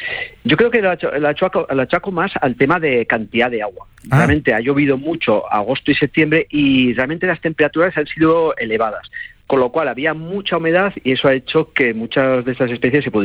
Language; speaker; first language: Spanish; native; Spanish